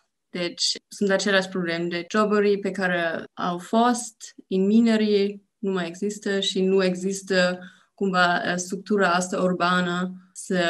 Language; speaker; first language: Romanian; non-native, learner; German